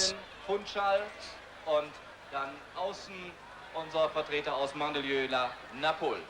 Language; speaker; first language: German; native; German